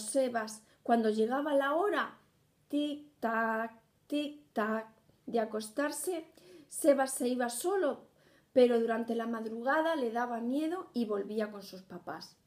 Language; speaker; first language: Spanish; native; Spanish